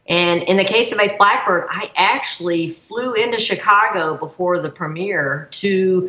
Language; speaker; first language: English; native; English